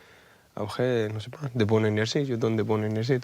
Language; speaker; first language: French; non-native, fluent; Spanish